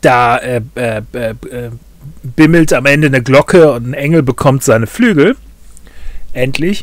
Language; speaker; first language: German; native; German